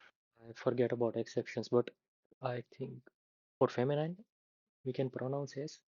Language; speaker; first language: English; non-native, fluent; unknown